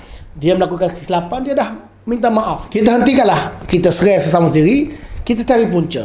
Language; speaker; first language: Malay; native; Malay